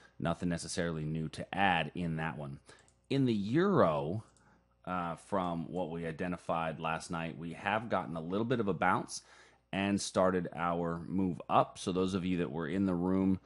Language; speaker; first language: English; native; English